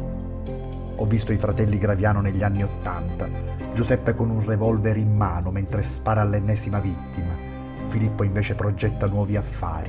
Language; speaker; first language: Italian; native; Italian